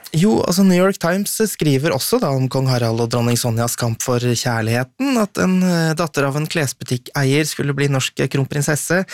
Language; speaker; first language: Norwegian; native; Norwegian